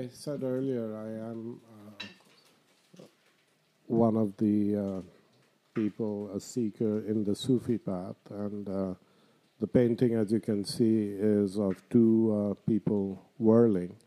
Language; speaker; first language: English; non-native, local second language; Bangla